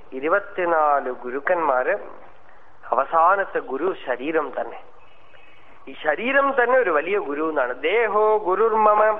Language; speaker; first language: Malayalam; non-native, local second language; Tamil